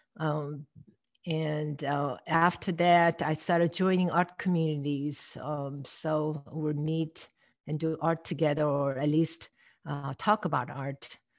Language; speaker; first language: English; non-native, fluent; Korean